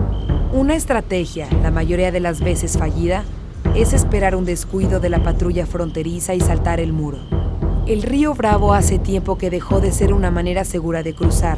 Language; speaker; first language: Spanish; native; Spanish